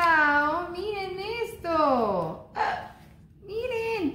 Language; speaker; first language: Spanish; native; Spanish